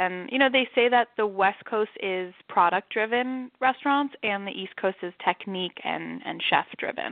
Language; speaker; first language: English; native; English